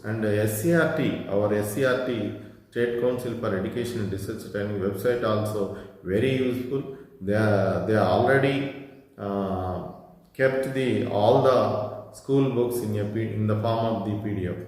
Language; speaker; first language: English; non-native, local second language; Telugu